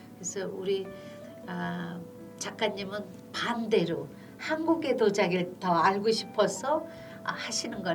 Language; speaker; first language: Korean; native; Korean